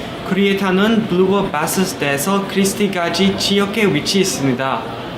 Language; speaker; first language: Korean; early bilingual, heritage; English